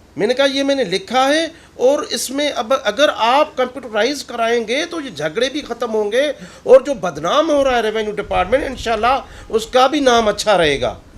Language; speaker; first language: Urdu; non-native, local second language; Sindhi